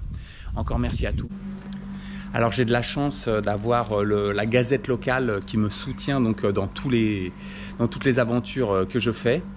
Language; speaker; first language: French; native; French